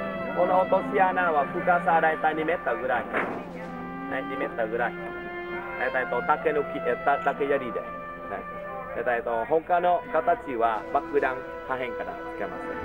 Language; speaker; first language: Japanese; non-native, learner; Vietnamese